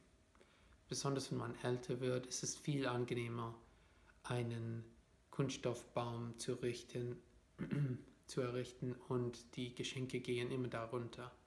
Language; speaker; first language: German; non-native, fluent; English